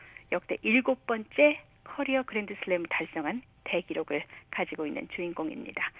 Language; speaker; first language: Korean; native; Korean